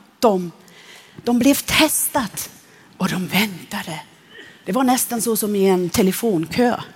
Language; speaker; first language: Swedish; non-native, fluent; German